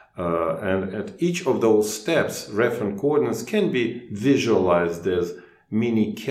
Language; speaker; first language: English; non-native, fluent; Russian